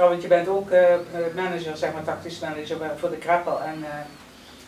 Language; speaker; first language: Dutch; native; Dutch